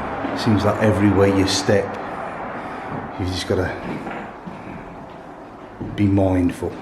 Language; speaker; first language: English; native; English